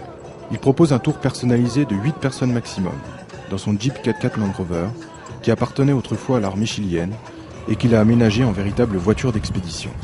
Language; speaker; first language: French; native; French